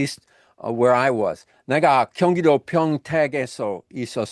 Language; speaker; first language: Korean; non-native, learner; English